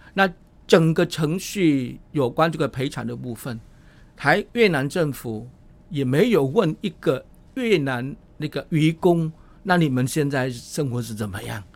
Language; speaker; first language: Chinese; non-native, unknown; Vietnamese